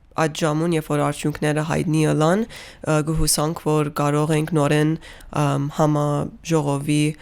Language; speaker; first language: Armenian; early bilingual, heritage; Armenian